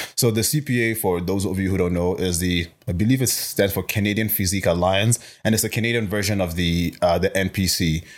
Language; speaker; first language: English; non-native, local second language; Yoruba